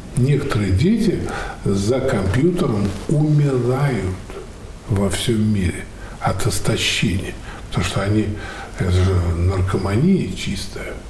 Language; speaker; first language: Russian; native; Russian